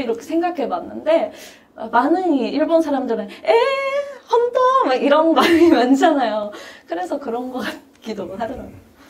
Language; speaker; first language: Korean; non-native, fluent; Japanese